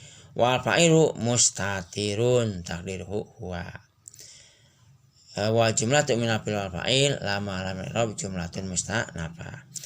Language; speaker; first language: Arabic; non-native, fluent; Sundanese